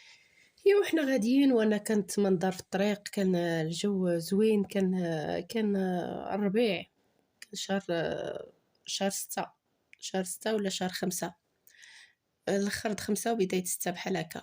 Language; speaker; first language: Arabic; native; Arabic